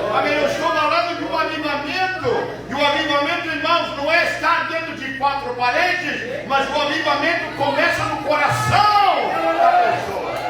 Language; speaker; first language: Portuguese; early bilingual, other home language; English